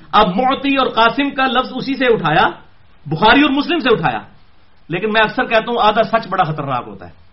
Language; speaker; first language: Urdu; non-native, local second language; Punjabi